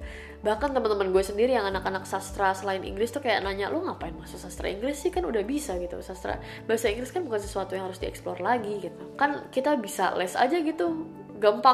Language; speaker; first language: Indonesian; native; Indonesian